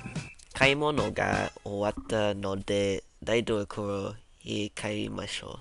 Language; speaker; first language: Japanese; non-native, learner; English